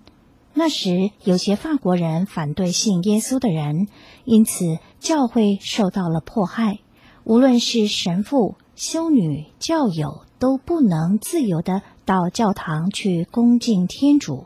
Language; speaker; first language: Chinese; native; Chinese